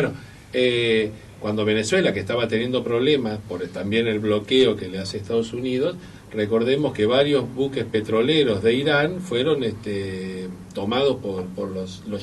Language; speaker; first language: Spanish; native; Spanish